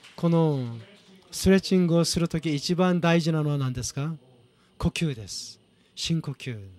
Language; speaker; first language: Japanese; non-native, fluent; Korean